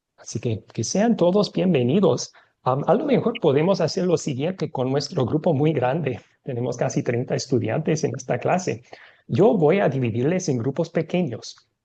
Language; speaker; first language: Spanish; non-native, fluent; English